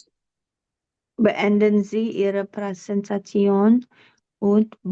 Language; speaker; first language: German; non-native, learner; Indonesian